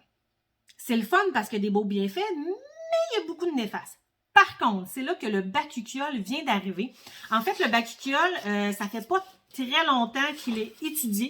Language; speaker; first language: French; native; French